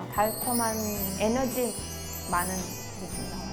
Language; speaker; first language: Korean; non-native, learner; Hebrew